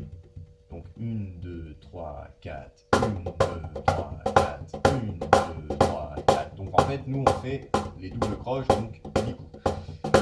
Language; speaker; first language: French; native; French